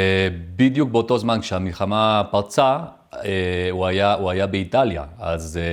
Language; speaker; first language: Hebrew; early bilingual, other home language; French